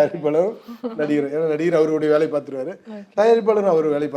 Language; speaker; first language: Tamil; native; Tamil